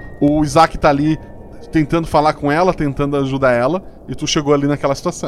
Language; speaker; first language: Portuguese; native; Portuguese